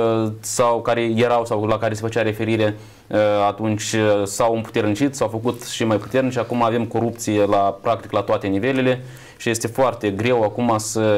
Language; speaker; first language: Romanian; native; Romanian